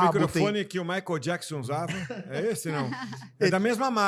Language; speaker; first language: Portuguese; native; Portuguese